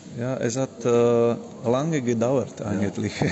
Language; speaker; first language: German; non-native, learner; Slovak